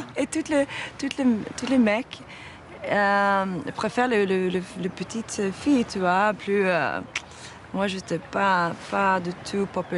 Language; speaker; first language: French; non-native, fluent; Swedish